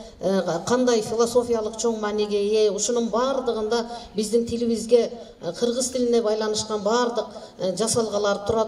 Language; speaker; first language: Kyrgyz; native; Kyrgyz